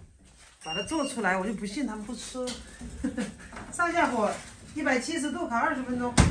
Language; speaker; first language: Chinese; native; Chinese